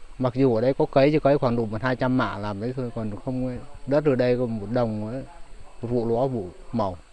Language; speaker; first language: Vietnamese; non-native, local second language; Muong